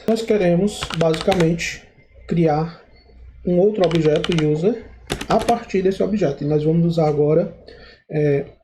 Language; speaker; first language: Portuguese; native; Portuguese